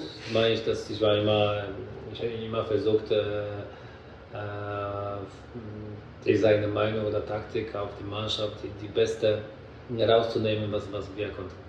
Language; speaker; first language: German; non-native, fluent; Polish